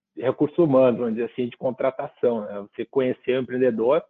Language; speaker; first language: Portuguese; native; Portuguese